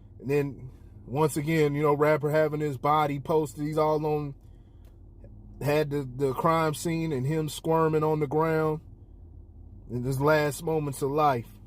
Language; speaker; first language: English; native; English